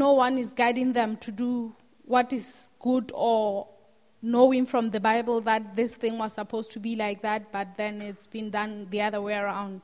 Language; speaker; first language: English; non-native, local second language; Southern Sotho